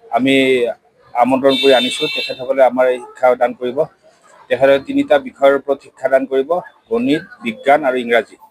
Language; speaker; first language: Assamese; native; Assamese